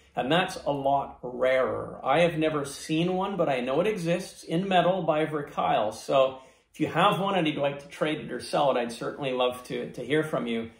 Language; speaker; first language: English; native; English